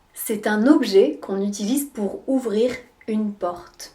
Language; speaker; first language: French; native; French